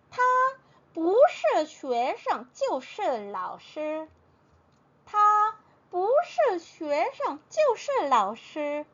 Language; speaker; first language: Chinese; non-native, fluent; Korean